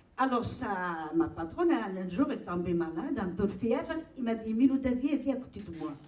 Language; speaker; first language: French; non-native, local second language; Arabic